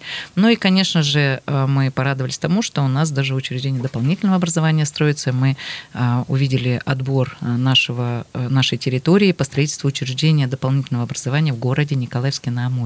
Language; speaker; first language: Russian; native; Russian